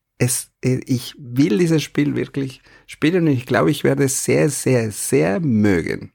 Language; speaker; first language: German; non-native, fluent; Spanish